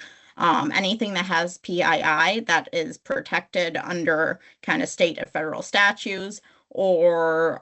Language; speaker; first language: English; native; English